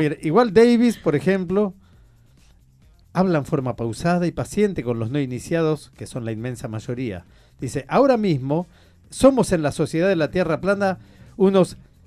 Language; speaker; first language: Spanish; native; Spanish